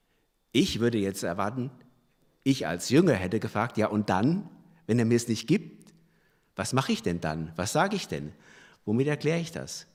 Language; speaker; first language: German; native; German